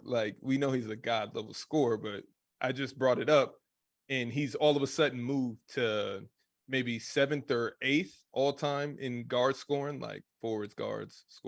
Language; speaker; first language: English; native; English